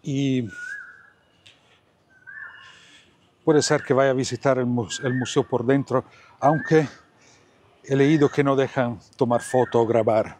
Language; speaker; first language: Spanish; non-native, fluent; Italian